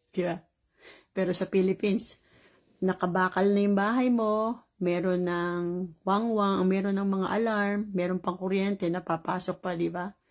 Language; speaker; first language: Filipino; native; Filipino